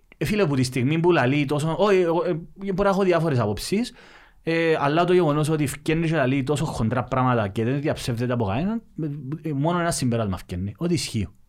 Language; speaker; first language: Greek; native; Greek